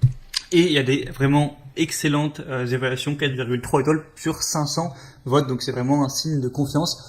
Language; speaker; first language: French; native; French